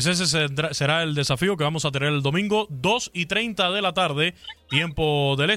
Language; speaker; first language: Spanish; native; Spanish